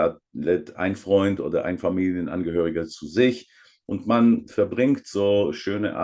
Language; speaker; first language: German; non-native, fluent; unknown